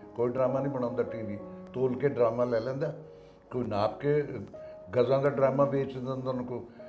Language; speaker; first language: Punjabi; native; Punjabi